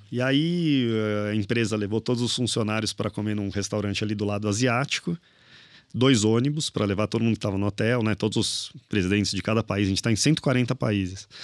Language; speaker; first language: Portuguese; native; Portuguese